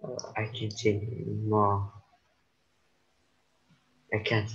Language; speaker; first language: English; non-native, learner; Vietnamese